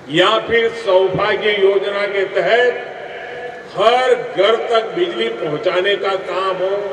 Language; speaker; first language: Hindi; non-native, local second language; Gujarati